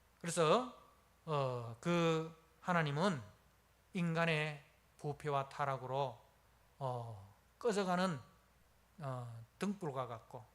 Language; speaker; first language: Korean; native; Korean